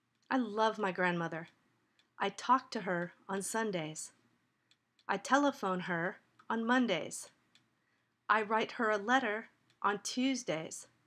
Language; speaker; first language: English; native; English